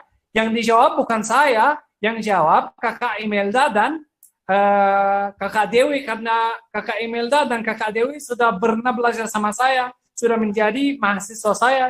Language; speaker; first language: Indonesian; non-native, fluent; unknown